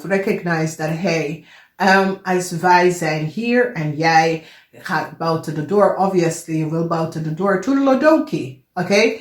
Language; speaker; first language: Dutch; non-native, fluent; English